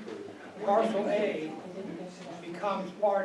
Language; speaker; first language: English; native; English